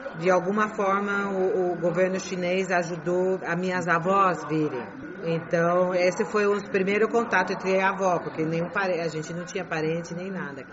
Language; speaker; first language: Portuguese; early bilingual, heritage; Portuguese